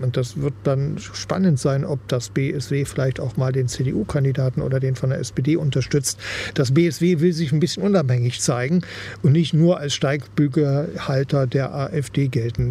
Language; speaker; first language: German; native; German